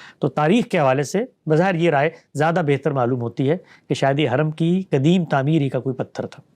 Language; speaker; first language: Urdu; native; Urdu